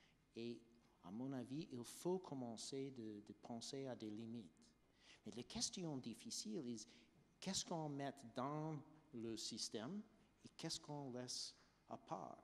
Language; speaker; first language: French; non-native, fluent; English